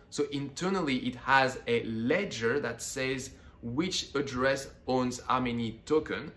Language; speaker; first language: English; non-native, fluent; French